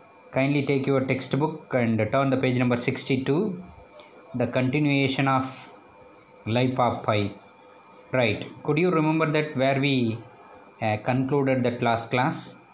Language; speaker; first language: English; non-native, local second language; Tamil